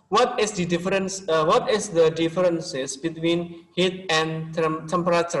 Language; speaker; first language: English; non-native, local second language; Indonesian